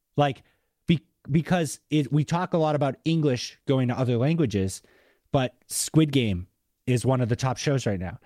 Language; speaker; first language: English; native; English